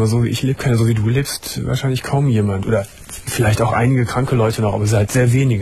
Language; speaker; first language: German; native; German